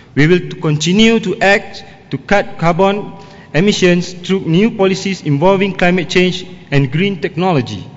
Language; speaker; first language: English; non-native, local second language; Malay